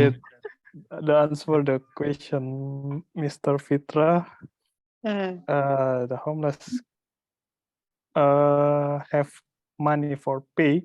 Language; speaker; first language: English; non-native, learner; Indonesian